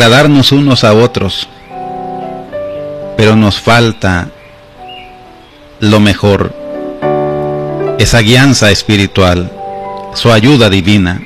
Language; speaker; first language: Spanish; native; Spanish